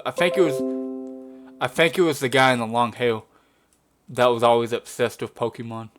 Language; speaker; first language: English; native; English